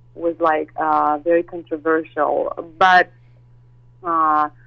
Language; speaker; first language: English; non-native, fluent; Russian